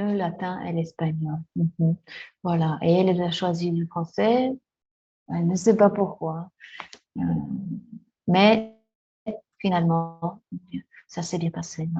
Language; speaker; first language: French; non-native, fluent; Spanish